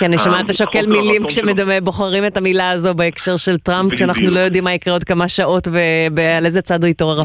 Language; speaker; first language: Hebrew; native; Hebrew